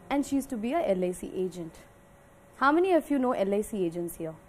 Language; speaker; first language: English; non-native, local second language; Telugu